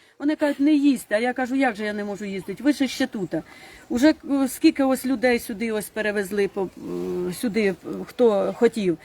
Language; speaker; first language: Ukrainian; native; Ukrainian